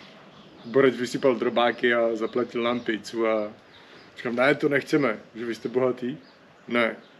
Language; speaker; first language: Czech; native; Czech